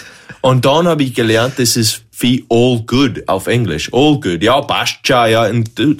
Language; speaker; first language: German; non-native, learner; English